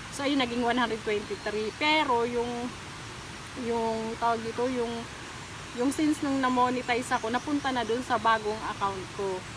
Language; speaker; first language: Filipino; non-native, local second language; Waray